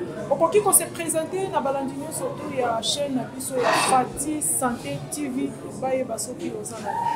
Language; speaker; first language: French; non-native, local second language; Lingala